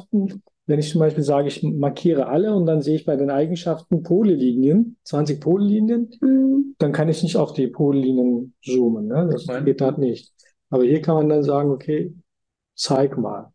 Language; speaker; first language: German; native; German